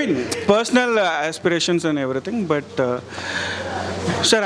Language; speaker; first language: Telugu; non-native, learner; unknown